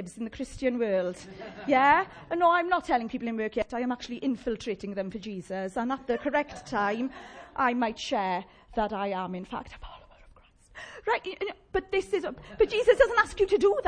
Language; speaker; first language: English; native; English